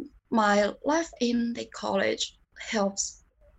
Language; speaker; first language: English; non-native, learner; Chinese